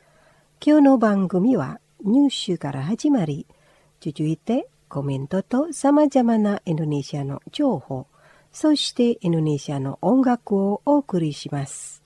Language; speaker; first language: Japanese; non-native, local second language; Indonesian